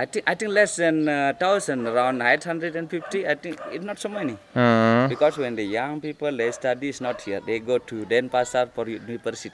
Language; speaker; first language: English; non-native, learner; Indonesian